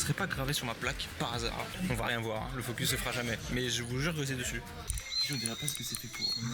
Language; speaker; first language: French; native; French